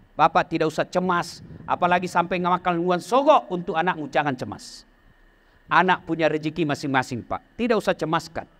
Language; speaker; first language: Indonesian; non-native, local second language; Buginese